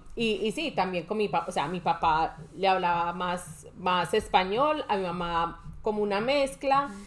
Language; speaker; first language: Spanish; native; Spanish